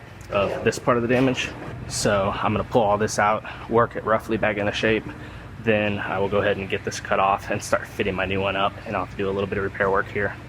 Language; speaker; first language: English; native; English